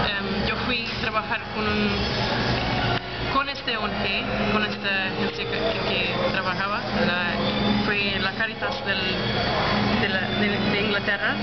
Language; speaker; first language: Spanish; non-native, fluent; English